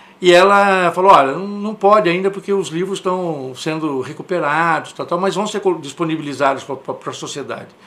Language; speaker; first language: Portuguese; native; Portuguese